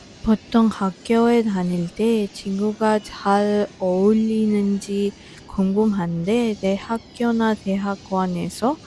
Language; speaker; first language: Korean; non-native, fluent; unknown